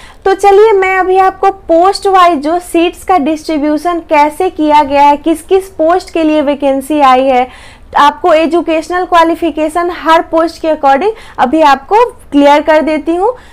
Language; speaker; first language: Hindi; native; Hindi